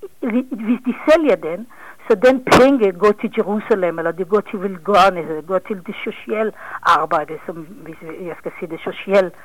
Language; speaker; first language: Danish; non-native, fluent; Hebrew